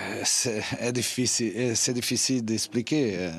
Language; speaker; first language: French; non-native, learner; Portuguese